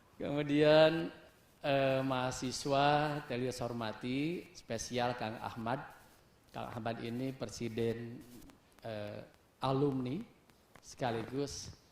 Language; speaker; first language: Indonesian; non-native, local second language; Sundanese